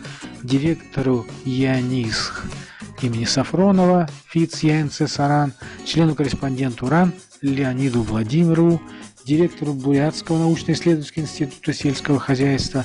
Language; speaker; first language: Russian; native; Russian